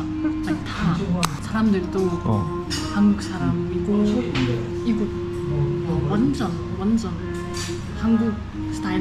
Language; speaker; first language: Korean; non-native, fluent; German